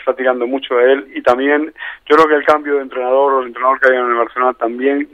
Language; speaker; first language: Spanish; native; Spanish